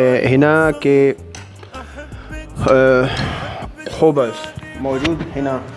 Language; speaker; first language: Arabic; non-native, learner; Urdu